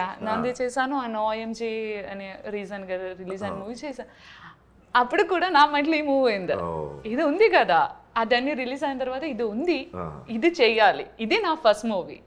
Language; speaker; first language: Telugu; non-native, learner; Malayalam